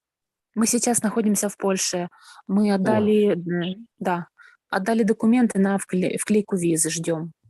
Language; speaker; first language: Russian; native; Russian